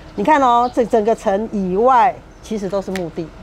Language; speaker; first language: Chinese; native; Chinese